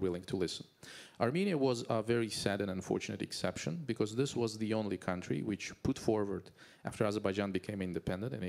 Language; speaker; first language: English; non-native, fluent; Azerbaijani